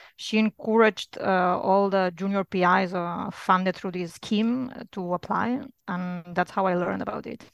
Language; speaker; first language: English; non-native, fluent; Catalan